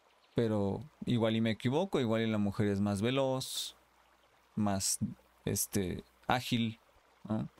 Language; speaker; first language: Spanish; native; Spanish